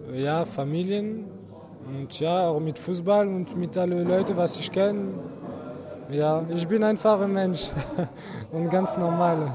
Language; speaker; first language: German; non-native, learner; French